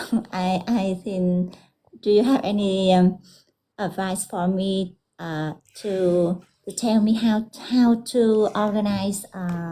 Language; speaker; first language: English; non-native, learner; Vietnamese